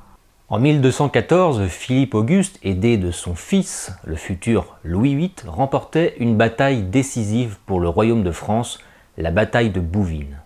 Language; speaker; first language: French; native; French